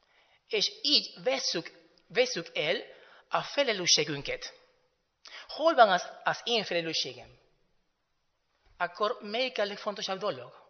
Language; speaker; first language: Hungarian; non-native, fluent; Spanish